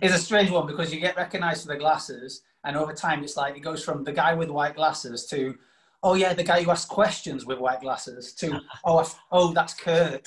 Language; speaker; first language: English; native; English